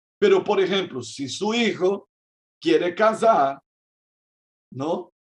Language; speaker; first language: Spanish; non-native, fluent; Portuguese